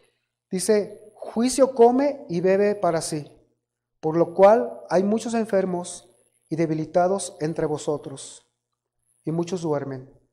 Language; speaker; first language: Spanish; native; Spanish